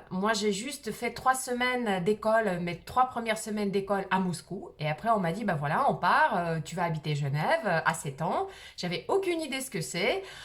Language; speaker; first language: French; early bilingual, other home language; Russian